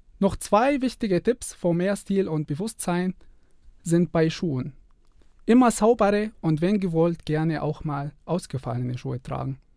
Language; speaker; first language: German; non-native, fluent; Arabic